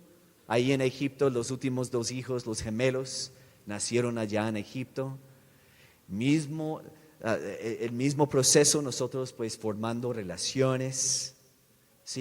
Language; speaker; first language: Spanish; non-native, fluent; English